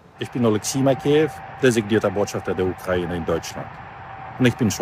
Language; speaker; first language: German; non-native, fluent; Ukrainian